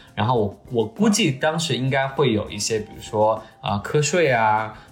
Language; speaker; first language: Chinese; native; Chinese